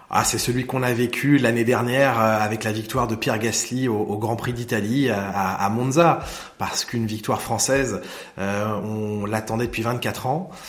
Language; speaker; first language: French; native; French